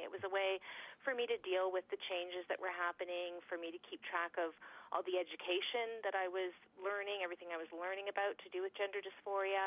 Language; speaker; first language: English; native; English